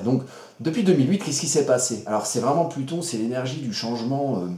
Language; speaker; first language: French; native; French